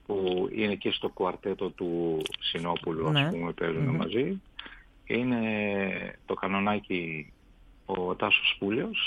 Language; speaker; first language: Greek; non-native, fluent; Armenian